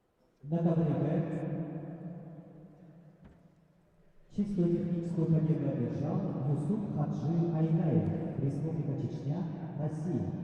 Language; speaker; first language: Russian; native; Russian